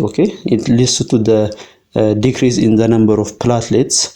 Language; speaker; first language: English; non-native, local second language; Amharic